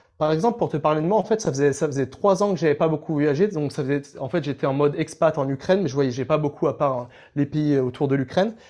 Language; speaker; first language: French; native; French